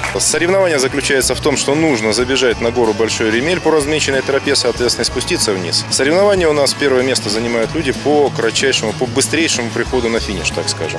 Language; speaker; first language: Russian; native; Russian